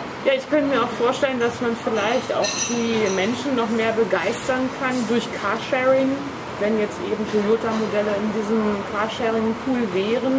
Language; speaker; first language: German; native; German